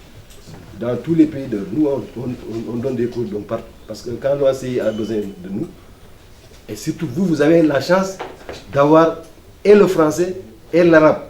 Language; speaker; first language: French; non-native, local second language; Wolof